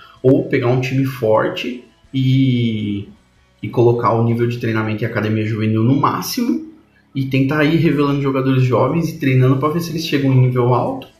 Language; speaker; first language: Portuguese; native; Portuguese